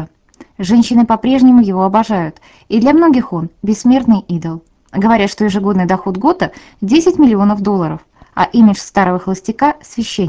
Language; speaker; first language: Russian; native; Russian